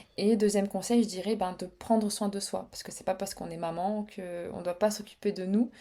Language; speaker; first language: French; early bilingual, other home language; Arabic